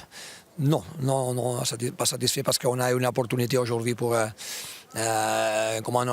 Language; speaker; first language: French; non-native, fluent; Spanish